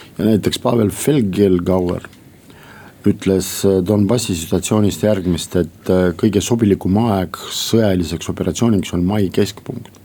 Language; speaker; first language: Estonian; non-native, local second language; Russian